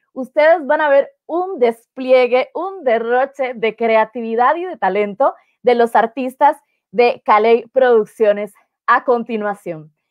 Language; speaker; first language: Spanish; native; Spanish